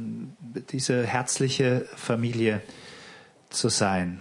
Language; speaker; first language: German; native; German